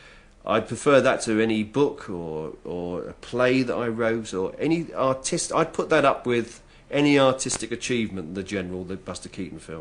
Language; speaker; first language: English; native; English